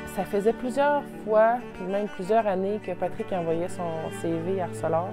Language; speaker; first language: French; native; French